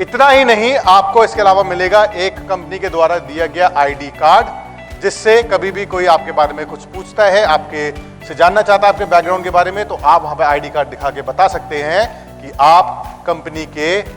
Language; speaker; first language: Hindi; native; Hindi